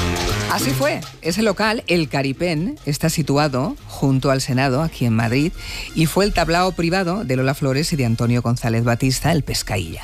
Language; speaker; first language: Spanish; native; Spanish